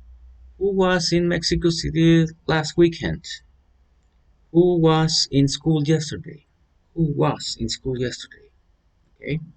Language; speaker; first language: English; non-native, fluent; Spanish